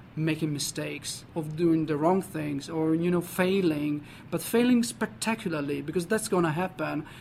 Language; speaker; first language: English; non-native, fluent; Italian